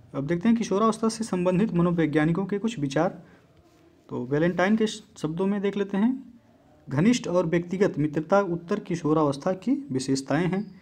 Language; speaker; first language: Hindi; native; Hindi